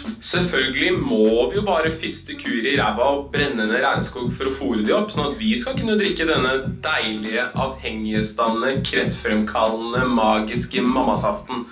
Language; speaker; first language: Norwegian; native; Norwegian